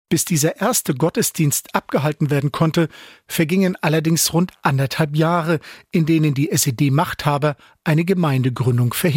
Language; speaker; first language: German; native; German